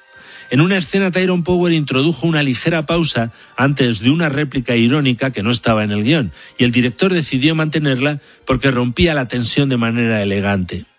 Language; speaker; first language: Spanish; native; Spanish